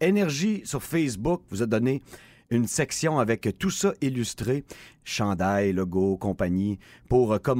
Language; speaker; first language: French; native; French